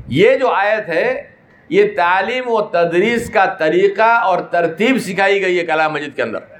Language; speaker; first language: Urdu; native; Urdu